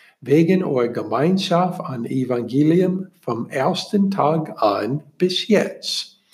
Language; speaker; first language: German; non-native, learner; English